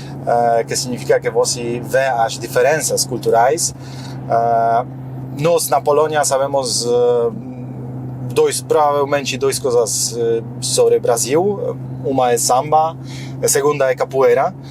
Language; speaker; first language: Portuguese; non-native, fluent; Polish